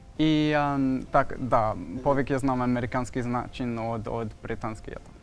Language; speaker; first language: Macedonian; non-native, learner; English